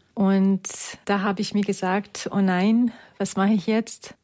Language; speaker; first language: German; non-native, fluent; Romanian